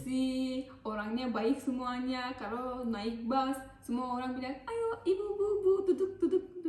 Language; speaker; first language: Indonesian; non-native, learner; Turkish